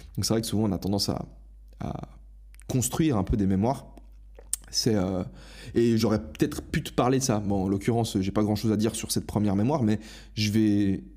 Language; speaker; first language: French; native; French